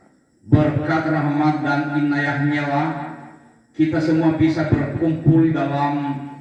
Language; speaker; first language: Indonesian; native; Indonesian